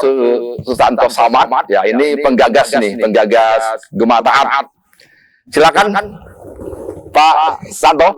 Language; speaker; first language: Indonesian; native; Indonesian